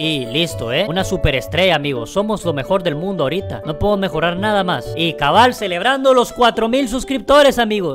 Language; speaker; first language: Spanish; native; Spanish